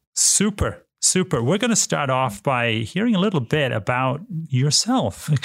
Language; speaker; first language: English; native; English